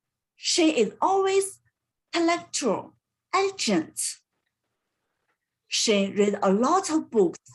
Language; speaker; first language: English; non-native, learner; Chinese